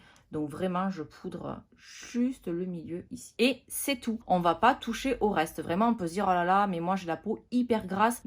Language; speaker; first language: French; native; French